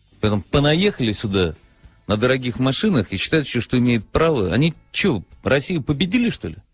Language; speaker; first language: Russian; native; Russian